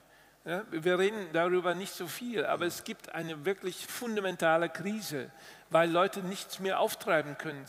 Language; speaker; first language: German; non-native, fluent; Dutch